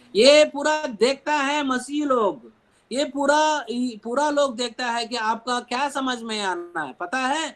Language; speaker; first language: Hindi; non-native, local second language; Telugu